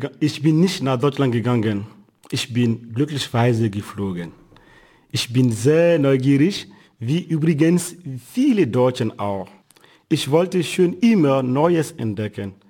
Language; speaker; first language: German; non-native, fluent; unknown